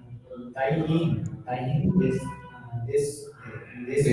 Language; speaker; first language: Japanese; non-native, learner; Bangla